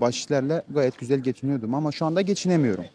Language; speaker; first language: Turkish; native; Turkish